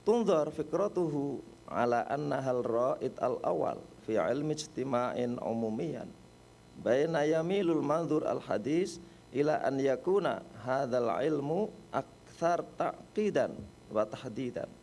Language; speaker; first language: Arabic; non-native, fluent; Indonesian